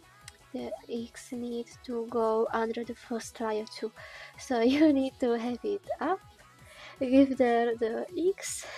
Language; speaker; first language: English; non-native, learner; Czech